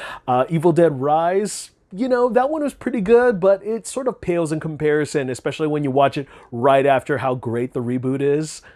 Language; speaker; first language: English; native; English